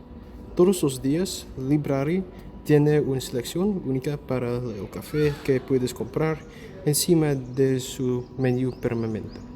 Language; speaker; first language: Spanish; non-native, learner; English